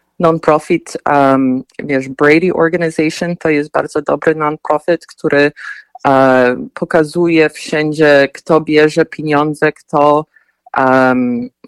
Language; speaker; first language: Polish; early bilingual, heritage; Polish